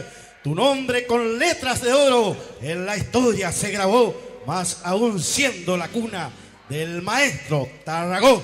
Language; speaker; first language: Spanish; native; Spanish